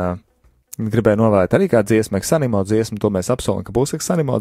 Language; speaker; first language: Latvian; native; Latvian